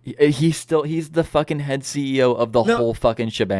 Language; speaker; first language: English; native; English